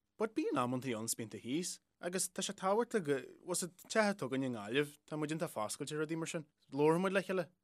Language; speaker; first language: Irish; native; Irish